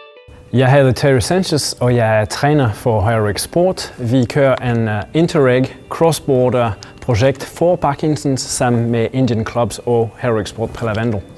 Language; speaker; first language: Danish; non-native, fluent; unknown